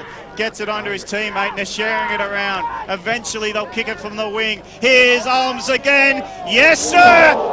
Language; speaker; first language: English; native; English